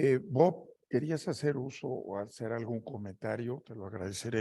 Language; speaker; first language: Spanish; native; Spanish